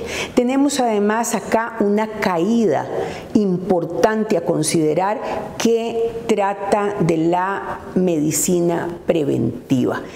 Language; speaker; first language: Spanish; native; Spanish